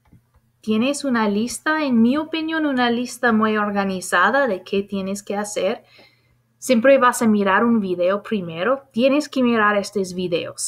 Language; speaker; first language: Spanish; non-native, fluent; English